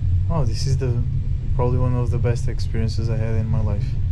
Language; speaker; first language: English; non-native, fluent; Portuguese